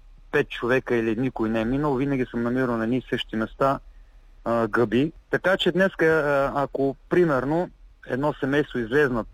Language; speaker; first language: Bulgarian; native; Bulgarian